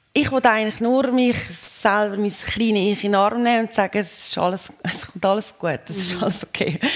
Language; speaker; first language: German; native; German